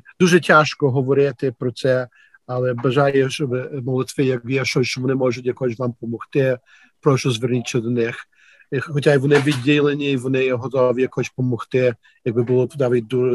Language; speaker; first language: Ukrainian; early bilingual, heritage; Ukrainian